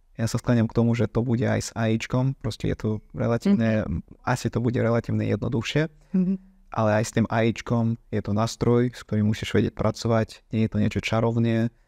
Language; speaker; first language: Slovak; non-native, fluent; Ukrainian